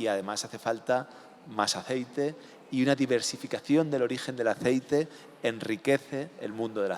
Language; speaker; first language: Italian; non-native, learner; Spanish